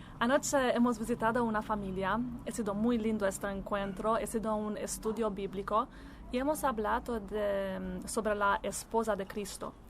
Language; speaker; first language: Spanish; non-native, learner; Italian